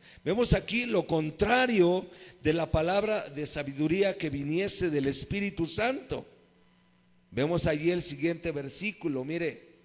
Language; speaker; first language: Spanish; native; Spanish